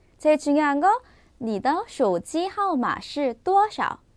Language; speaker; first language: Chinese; non-native, fluent; Korean